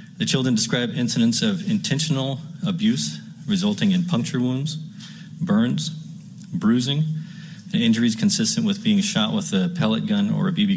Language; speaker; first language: English; native; English